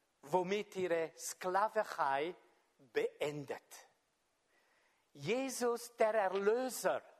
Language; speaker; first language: German; non-native, fluent; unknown